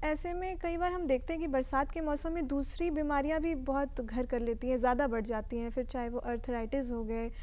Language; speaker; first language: Hindi; native; Hindi